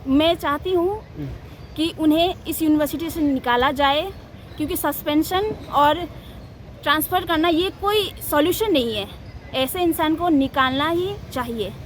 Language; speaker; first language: Hindi; native; Hindi